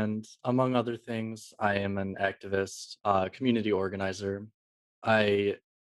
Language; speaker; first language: English; native; English